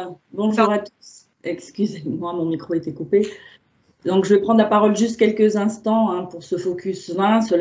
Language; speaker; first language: French; native; French